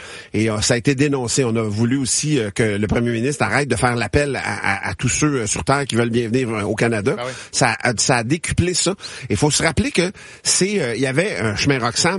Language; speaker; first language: French; native; French